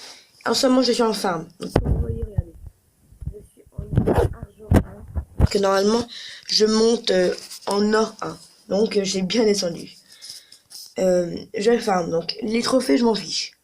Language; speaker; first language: French; native; French